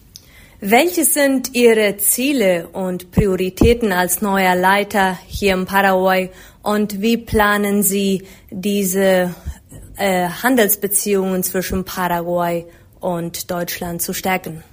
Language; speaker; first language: German; non-native, fluent; Spanish